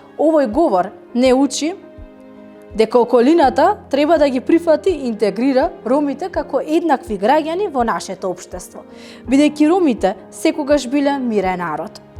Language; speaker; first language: Macedonian; non-native, local second language; Romany